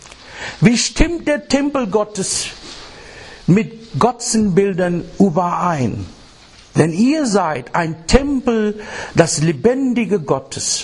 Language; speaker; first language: German; non-native, fluent; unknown